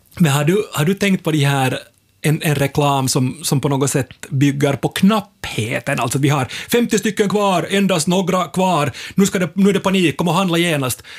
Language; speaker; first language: Swedish; native; Swedish